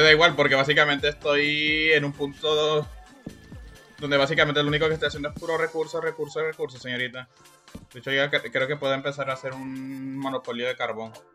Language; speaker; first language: Spanish; native; Spanish